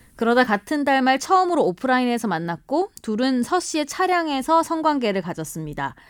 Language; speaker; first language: Korean; native; Korean